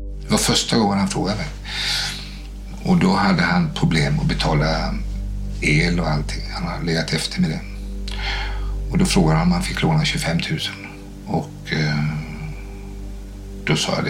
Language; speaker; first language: Swedish; native; Swedish